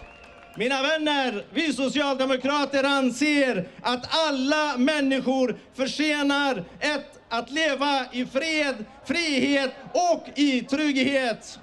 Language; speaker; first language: Swedish; early bilingual, other home language; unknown